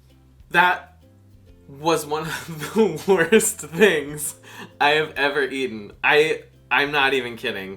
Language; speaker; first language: English; native; English